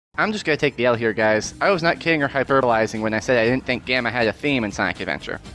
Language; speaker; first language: English; native; English